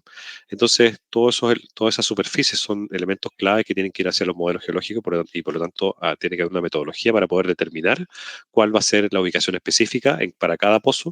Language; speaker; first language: Spanish; native; Spanish